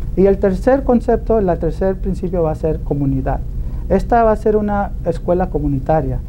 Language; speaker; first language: Spanish; early bilingual, heritage; Spanish